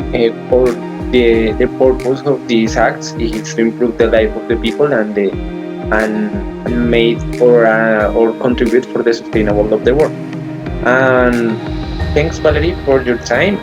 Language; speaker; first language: English; non-native, learner; Spanish